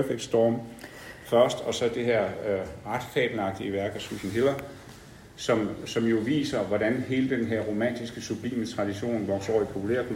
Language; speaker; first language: Danish; native; Danish